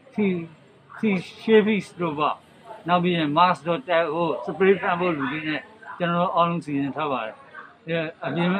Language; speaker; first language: Burmese; native; Burmese